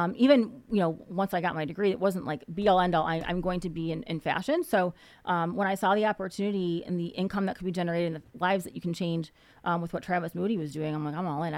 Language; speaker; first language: English; native; English